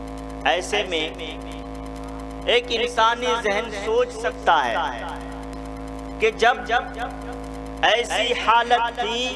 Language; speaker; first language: Urdu; native; Urdu